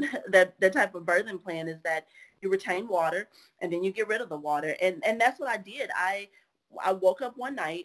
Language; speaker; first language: English; native; English